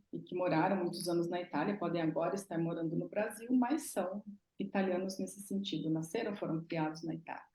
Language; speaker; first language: Portuguese; native; Portuguese